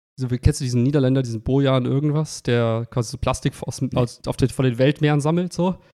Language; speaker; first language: German; native; German